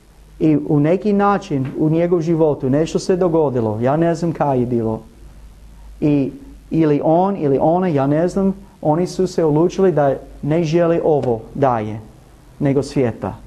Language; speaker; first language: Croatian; non-native, learner; English